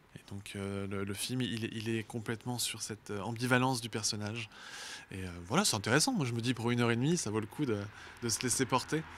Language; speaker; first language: French; native; French